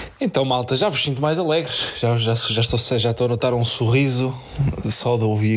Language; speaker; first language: Portuguese; native; Portuguese